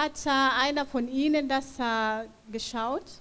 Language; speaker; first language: German; non-native, fluent; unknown